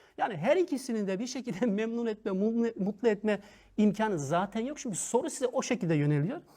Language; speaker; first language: Turkish; early bilingual, heritage; Turkish